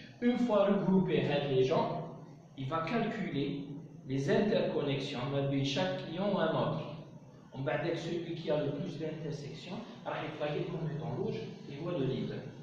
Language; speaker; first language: French; non-native, local second language; Arabic